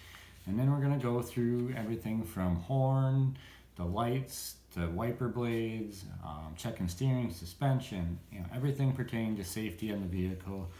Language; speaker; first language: English; native; English